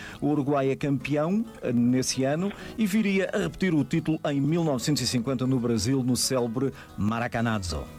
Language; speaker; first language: Portuguese; native; Portuguese